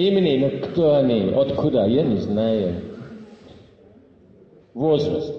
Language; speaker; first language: Russian; non-native, fluent; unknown